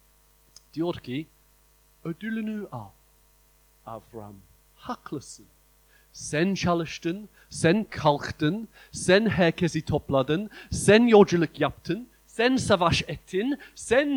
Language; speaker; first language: Turkish; non-native, fluent; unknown